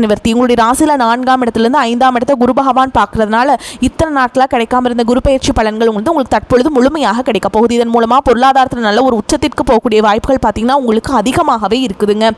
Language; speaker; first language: Tamil; native; Tamil